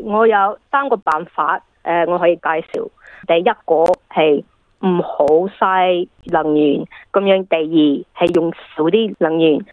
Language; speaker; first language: Cantonese; early bilingual, heritage; English